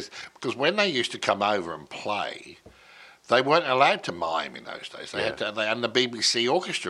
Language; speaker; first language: English; native; English